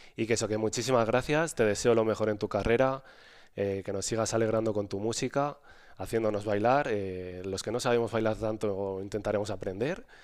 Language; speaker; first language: Spanish; native; Spanish